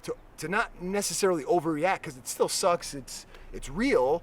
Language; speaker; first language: English; native; English